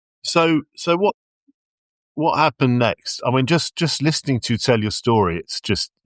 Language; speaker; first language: English; native; English